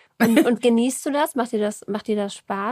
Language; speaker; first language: German; native; German